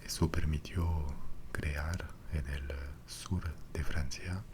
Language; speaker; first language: Spanish; non-native, fluent; French